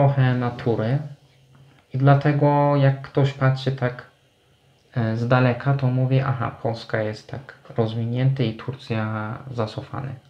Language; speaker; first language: Polish; non-native, fluent; Turkish